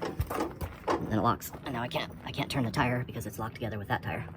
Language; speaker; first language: English; native; English